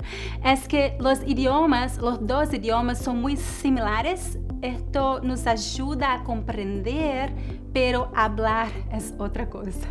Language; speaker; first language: Spanish; non-native, learner; Portuguese